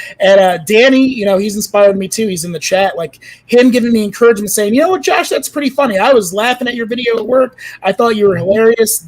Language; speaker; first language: English; native; English